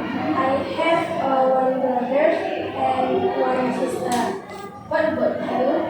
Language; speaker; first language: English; non-native, fluent; Indonesian